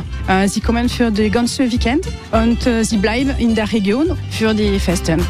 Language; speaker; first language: German; non-native, learner; French